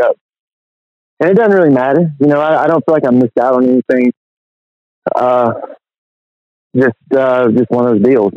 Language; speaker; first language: English; native; English